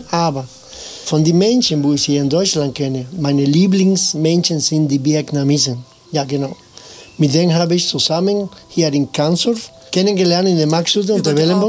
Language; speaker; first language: German; non-native, learner; Spanish